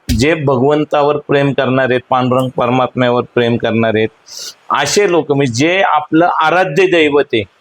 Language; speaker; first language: Marathi; native; Marathi